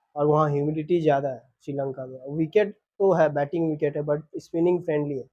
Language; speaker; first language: Hindi; non-native, local second language; Bangla